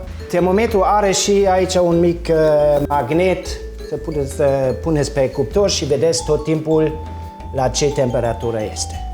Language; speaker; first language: Romanian; non-native, fluent; German